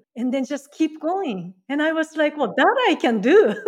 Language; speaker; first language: English; non-native, fluent; Japanese